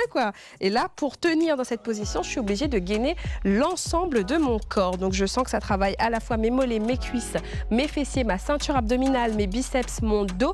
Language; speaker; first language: French; native; French